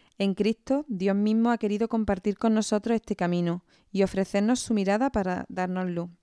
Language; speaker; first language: Spanish; native; Spanish